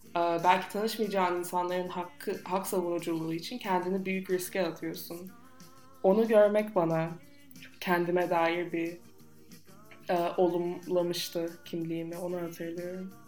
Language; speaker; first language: Turkish; non-native, fluent; English